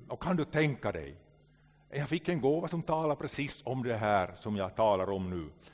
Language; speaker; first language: Swedish; native; Swedish